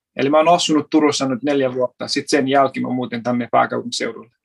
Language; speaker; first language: Finnish; non-native, fluent; Persian